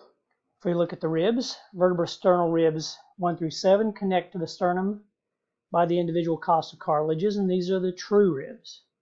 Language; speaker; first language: English; native; English